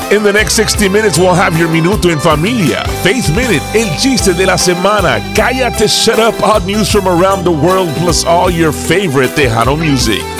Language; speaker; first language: English; early bilingual, other home language; Spanish